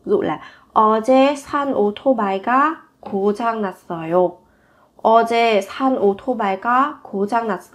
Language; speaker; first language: Korean; non-native, fluent; Vietnamese